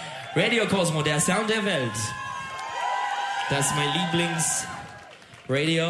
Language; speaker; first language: German; non-native, learner; Turkish